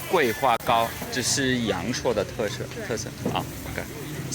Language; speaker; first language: Chinese; non-native, learner; English